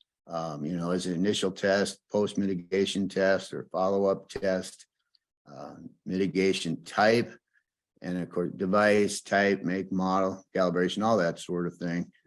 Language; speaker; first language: English; native; English